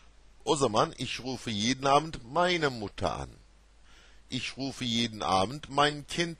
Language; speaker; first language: German; non-native, fluent; Turkish